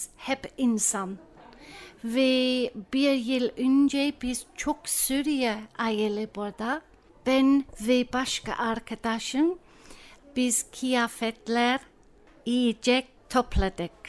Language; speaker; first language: Turkish; non-native, learner; English